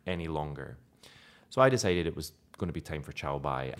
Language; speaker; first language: English; native; English